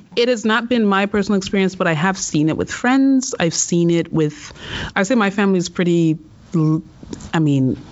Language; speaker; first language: English; native; English